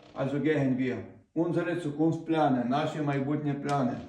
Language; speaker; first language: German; non-native, learner; Ukrainian